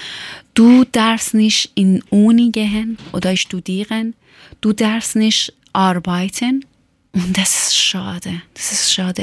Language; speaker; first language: German; non-native, learner; Persian